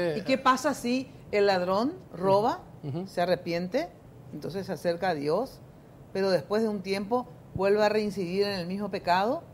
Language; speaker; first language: Spanish; native; Spanish